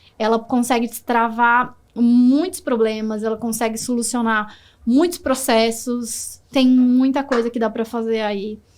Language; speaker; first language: Portuguese; native; Portuguese